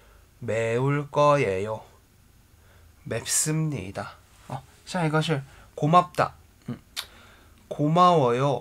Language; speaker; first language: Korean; non-native, fluent; Chinese